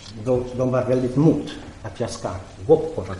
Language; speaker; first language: Swedish; non-native, fluent; Croatian